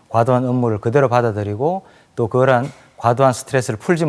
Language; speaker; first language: Korean; native; Korean